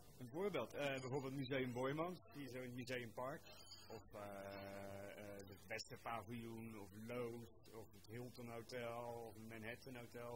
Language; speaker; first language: Dutch; native; Dutch